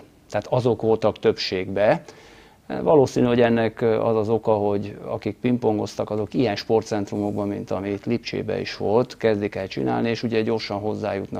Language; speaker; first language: Hungarian; native; Hungarian